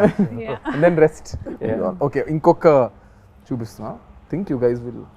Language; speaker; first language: Telugu; native; Telugu